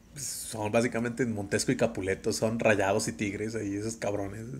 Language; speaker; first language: Spanish; native; Spanish